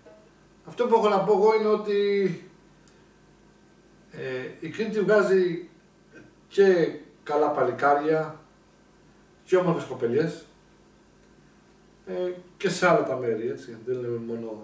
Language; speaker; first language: Greek; native; Greek